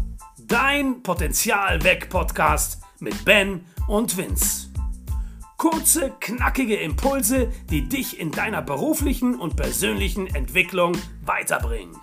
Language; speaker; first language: German; native; German